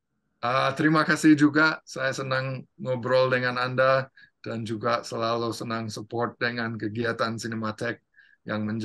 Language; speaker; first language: Indonesian; non-native, fluent; English